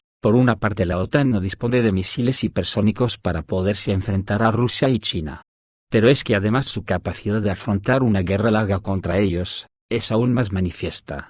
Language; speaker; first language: Spanish; native; Spanish